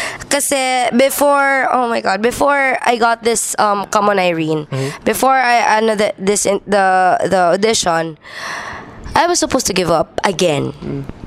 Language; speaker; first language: English; non-native, local second language; Cebuano